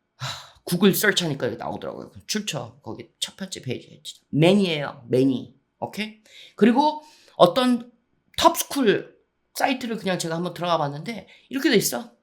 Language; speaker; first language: Korean; early bilingual, heritage; Korean